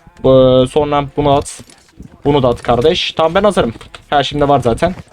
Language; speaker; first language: Turkish; native; Turkish